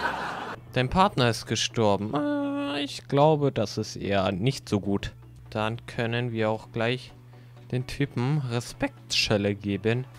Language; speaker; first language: German; native; German